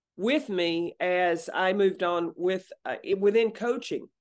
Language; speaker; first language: English; native; English